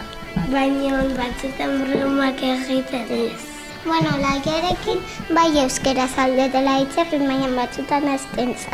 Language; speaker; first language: Basque; non-native, local second language; Spanish